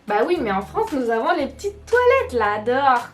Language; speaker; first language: French; native; French